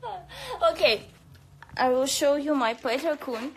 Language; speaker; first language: English; non-native, learner; Russian